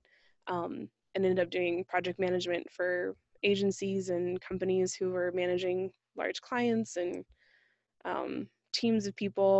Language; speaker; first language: English; native; English